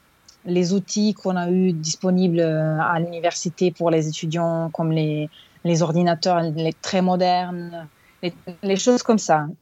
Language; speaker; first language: French; non-native, fluent; Serbian